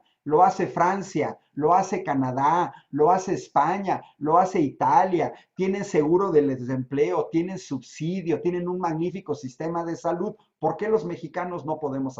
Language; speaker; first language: Spanish; native; Spanish